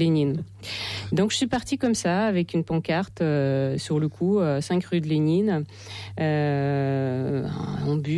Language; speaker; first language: French; non-native, fluent; Russian